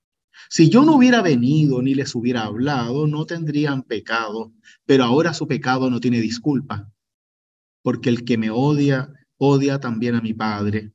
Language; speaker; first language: Spanish; native; Spanish